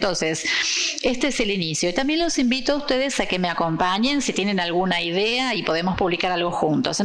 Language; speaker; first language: Spanish; non-native, fluent; Portuguese